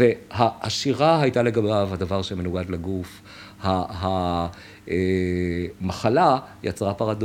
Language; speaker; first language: Hebrew; native; Hebrew